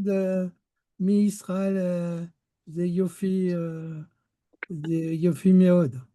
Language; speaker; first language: Hebrew; non-native, learner; French